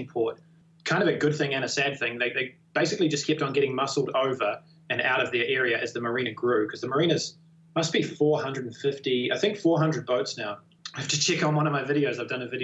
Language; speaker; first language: English; native; English